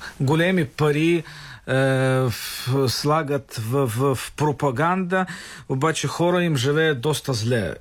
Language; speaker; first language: Bulgarian; non-native, fluent; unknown